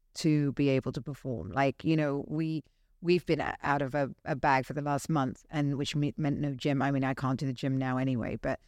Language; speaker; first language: English; native; English